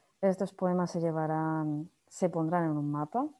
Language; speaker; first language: Spanish; native; Spanish